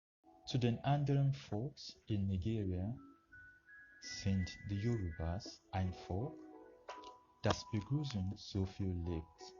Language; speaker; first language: German; non-native, fluent; Yoruba